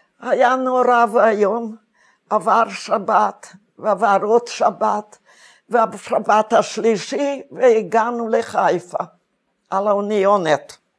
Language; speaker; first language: Hebrew; non-native, fluent; Hungarian